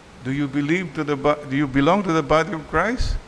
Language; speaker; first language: English; non-native, local second language; Filipino